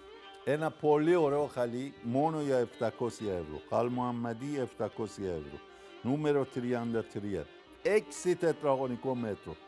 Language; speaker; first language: Greek; non-native, learner; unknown